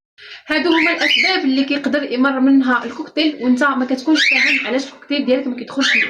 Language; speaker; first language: Arabic; native; Arabic